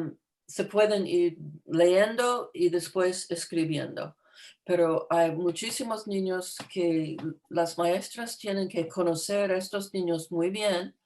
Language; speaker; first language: Spanish; non-native, fluent; English